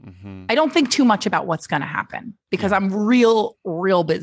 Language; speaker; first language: English; native; English